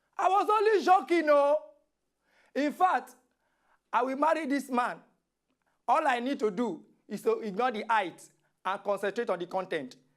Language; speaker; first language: Nigerian Pidgin; native; Nigerian Pidgin